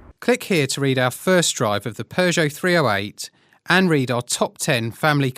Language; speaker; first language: English; native; English